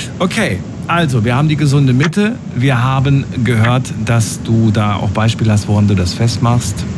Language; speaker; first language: German; native; German